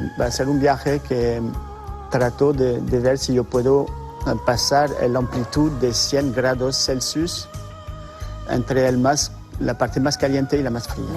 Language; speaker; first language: Spanish; non-native, fluent; French